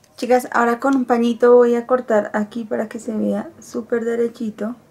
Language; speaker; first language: Spanish; native; Spanish